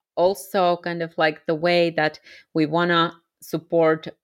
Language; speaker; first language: English; non-native, fluent; Finnish